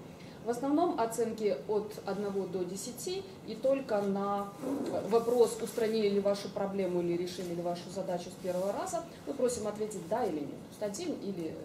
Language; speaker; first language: Russian; native; Russian